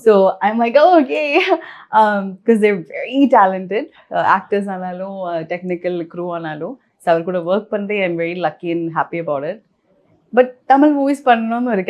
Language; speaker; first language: Tamil; non-native, local second language; Malayalam